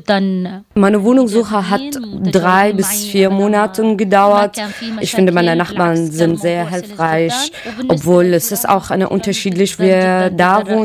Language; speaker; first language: German; non-native, learner; Arabic